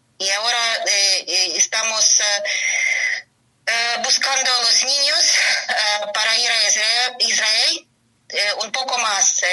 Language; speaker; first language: Spanish; non-native, learner; Ukrainian